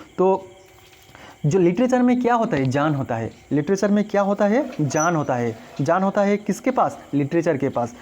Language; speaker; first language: Hindi; non-native, local second language; Bangla